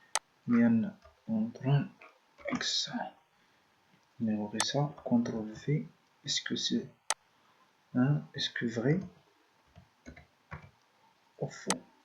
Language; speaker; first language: French; non-native, learner; Arabic